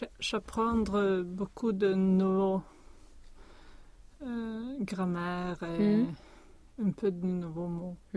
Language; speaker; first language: French; non-native, learner; Swedish